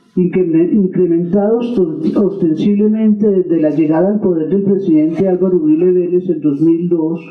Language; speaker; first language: Spanish; native; Spanish